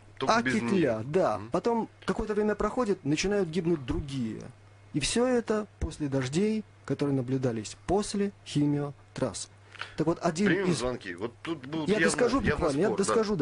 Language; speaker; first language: Russian; native; Russian